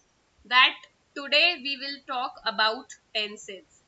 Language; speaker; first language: English; non-native, fluent; Hindi